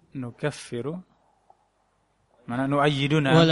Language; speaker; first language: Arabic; non-native, fluent; Indonesian